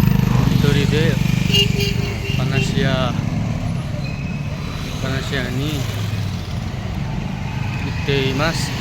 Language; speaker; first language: Japanese; non-native, learner; Nepali